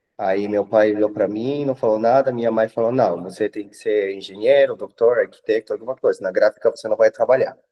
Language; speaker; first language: Portuguese; non-native, fluent; Spanish